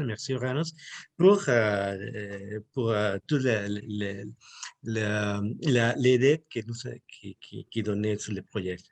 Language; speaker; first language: French; non-native, learner; Spanish